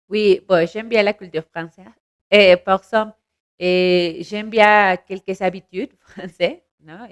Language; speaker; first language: French; non-native, learner; Spanish